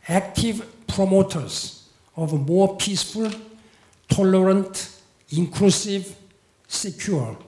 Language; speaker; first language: English; non-native, fluent; Korean